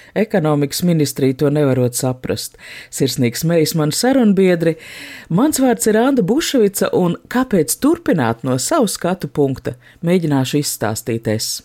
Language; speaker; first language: Latvian; native; Latvian